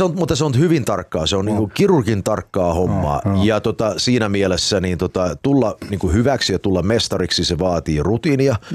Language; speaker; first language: Finnish; early bilingual, heritage; Finnish